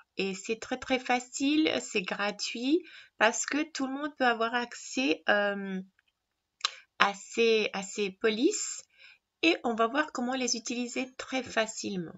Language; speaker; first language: French; non-native, fluent; Spanish